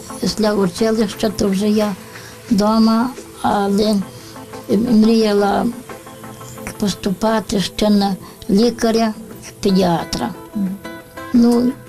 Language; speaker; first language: Ukrainian; native; Ukrainian